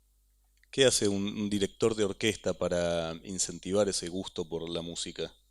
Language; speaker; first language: Spanish; native; Spanish